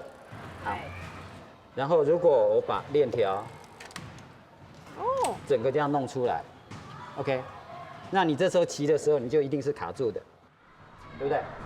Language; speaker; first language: Chinese; native; Chinese